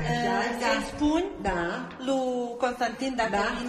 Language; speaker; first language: Romanian; non-native, fluent; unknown